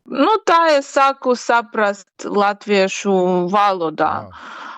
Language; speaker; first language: Latvian; non-native, learner; Ukrainian